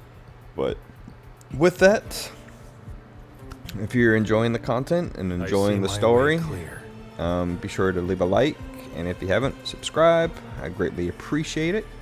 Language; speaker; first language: English; native; English